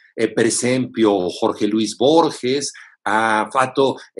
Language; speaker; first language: Italian; non-native, fluent; Spanish